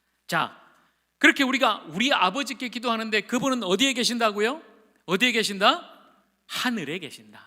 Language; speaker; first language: Korean; native; Korean